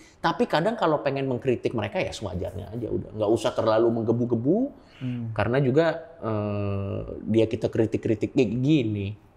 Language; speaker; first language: Indonesian; native; Indonesian